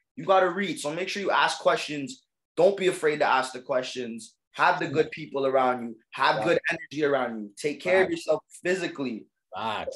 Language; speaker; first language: English; native; English